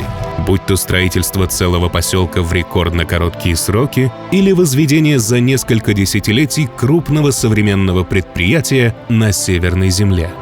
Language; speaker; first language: Russian; native; Russian